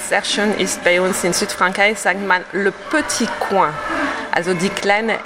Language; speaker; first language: German; non-native, fluent; French